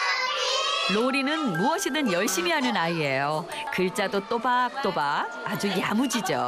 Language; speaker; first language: Korean; native; Korean